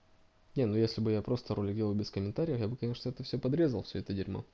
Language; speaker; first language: Russian; native; Russian